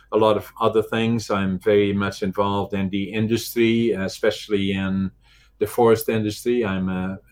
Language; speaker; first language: English; non-native, fluent; Dutch